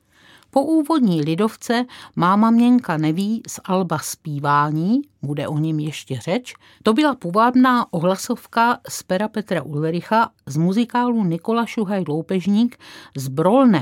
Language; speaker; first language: Czech; native; Czech